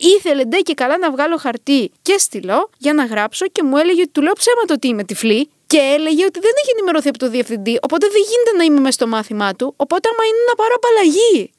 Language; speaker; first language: Greek; early bilingual, other home language; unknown